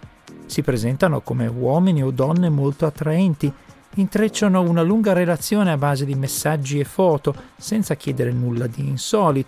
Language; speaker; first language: Italian; native; Italian